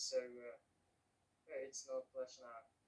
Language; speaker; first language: English; non-native, learner; Korean